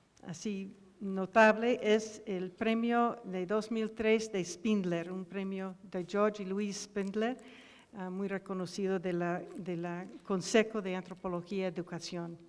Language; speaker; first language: Spanish; non-native, fluent; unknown